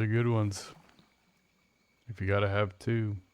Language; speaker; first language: English; native; English